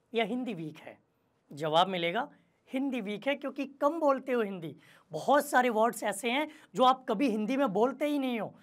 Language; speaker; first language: Hindi; native; Hindi